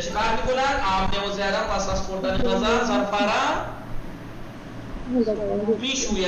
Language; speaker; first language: Persian; non-native, fluent; Urdu